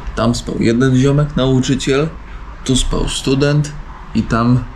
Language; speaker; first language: Polish; native; Polish